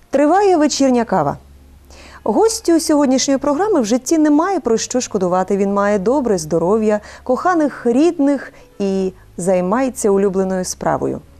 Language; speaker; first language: Ukrainian; native; Ukrainian